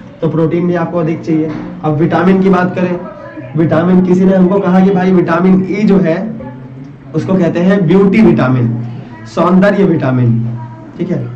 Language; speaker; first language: Hindi; native; Hindi